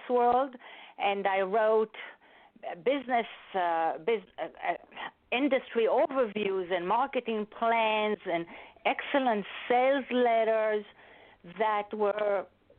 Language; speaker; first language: English; non-native, fluent; Hebrew